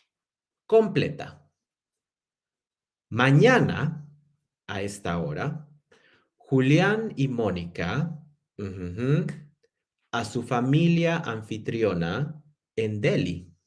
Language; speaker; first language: Spanish; non-native, fluent; English